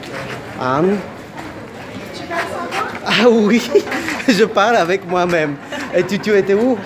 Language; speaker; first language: French; non-native, fluent; Russian